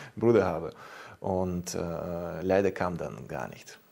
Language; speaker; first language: German; non-native, fluent; Ukrainian